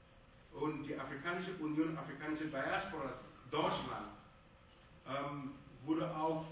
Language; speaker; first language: German; non-native, fluent; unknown